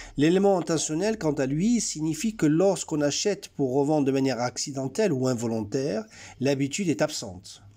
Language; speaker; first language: French; non-native, local second language; Arabic